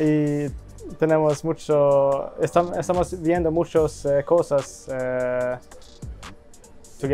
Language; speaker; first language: Spanish; early bilingual, heritage; Swedish